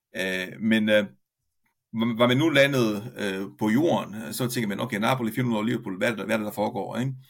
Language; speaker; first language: Danish; non-native, fluent; Italian